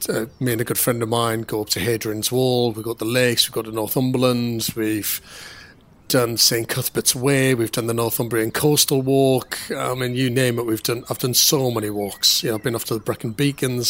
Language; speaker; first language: English; native; English